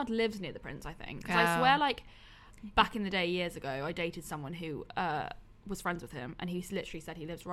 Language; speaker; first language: English; native; English